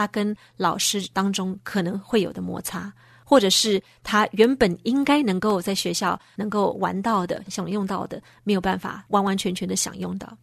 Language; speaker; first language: Chinese; native; Chinese